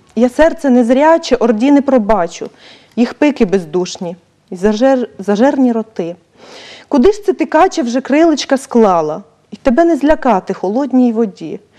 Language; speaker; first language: Ukrainian; native; Ukrainian